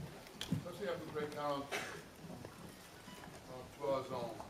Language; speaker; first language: French; non-native, learner; English